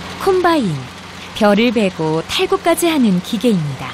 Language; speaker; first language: Korean; native; Korean